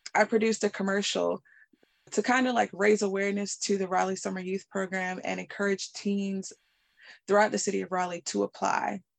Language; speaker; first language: English; native; English